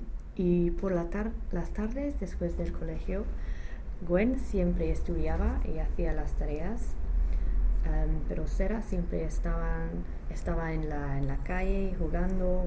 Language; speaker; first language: Spanish; non-native, learner; English